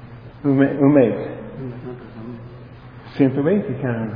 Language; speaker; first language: Spanish; non-native, fluent; English